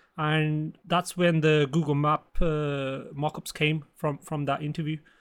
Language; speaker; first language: English; early bilingual, other home language; Punjabi